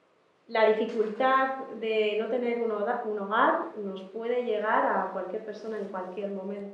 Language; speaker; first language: Spanish; native; Spanish